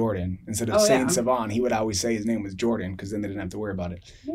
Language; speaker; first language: English; native; English